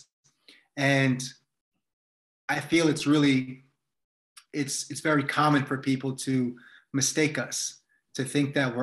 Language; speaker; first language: English; native; English